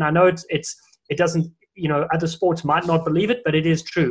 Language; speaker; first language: English; native; English